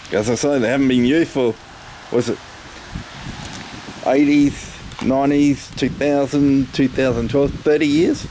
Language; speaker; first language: English; native; English